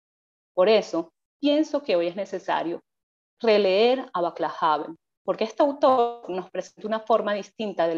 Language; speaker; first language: Spanish; native; Spanish